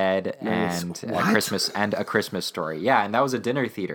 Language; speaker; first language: English; non-native, fluent; Ukrainian